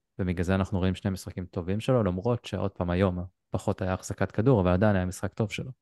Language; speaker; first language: Hebrew; native; Hebrew